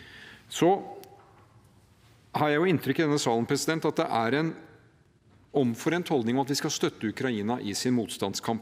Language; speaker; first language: Norwegian; native; Norwegian